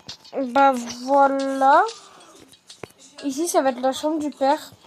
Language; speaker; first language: French; native; French